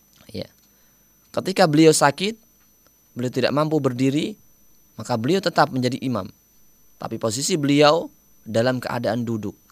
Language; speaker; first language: Indonesian; native; Indonesian